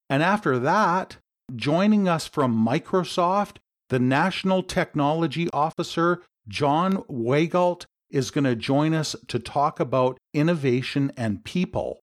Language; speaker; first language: English; native; English